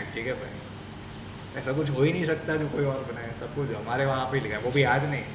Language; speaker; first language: Hindi; non-native, local second language; Gujarati